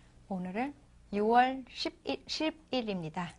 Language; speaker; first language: Korean; non-native, fluent; Vietnamese